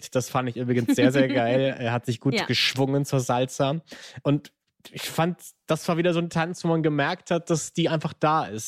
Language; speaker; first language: German; native; German